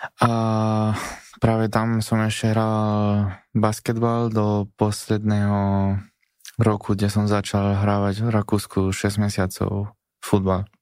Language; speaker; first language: Slovak; non-native, fluent; Spanish